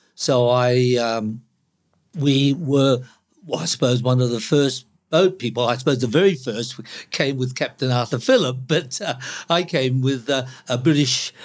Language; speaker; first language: English; non-native, local second language; Cantonese